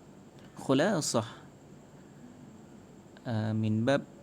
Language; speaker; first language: Arabic; non-native, learner; Malay